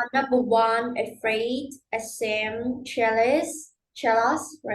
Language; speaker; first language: English; non-native, learner; Vietnamese